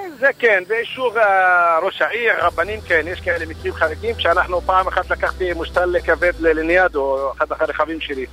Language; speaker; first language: Hebrew; non-native, local second language; Arabic